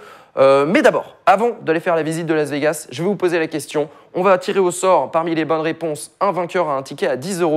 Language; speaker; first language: French; native; French